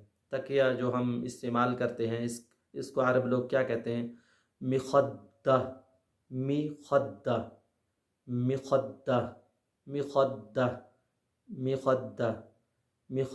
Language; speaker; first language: Urdu; native; Urdu